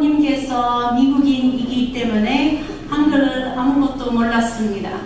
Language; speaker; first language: Korean; non-native, learner; English